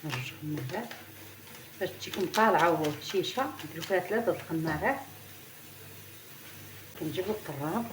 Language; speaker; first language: Arabic; native; Arabic